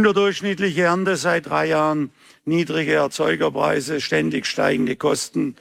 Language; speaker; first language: German; native; German